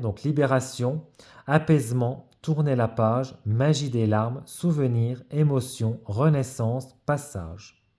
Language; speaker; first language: French; native; French